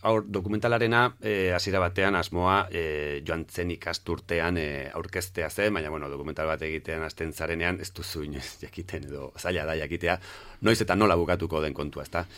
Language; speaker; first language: Basque; non-native, local second language; Spanish